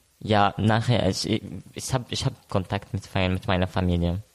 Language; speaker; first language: German; non-native, learner; Arabic